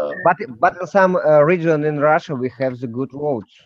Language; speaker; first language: English; non-native, learner; Russian